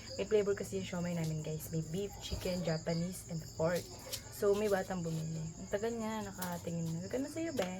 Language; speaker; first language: Filipino; native; Filipino